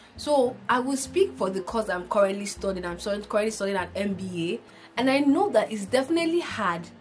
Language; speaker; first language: English; non-native, local second language; Igbo